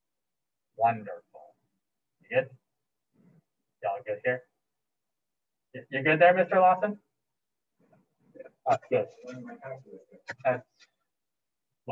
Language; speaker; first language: English; native; English